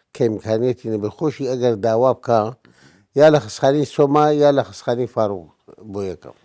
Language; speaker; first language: Central Kurdish; non-native, local second language; Gurani